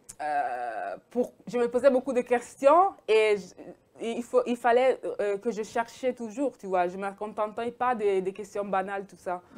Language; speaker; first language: French; early bilingual, heritage; French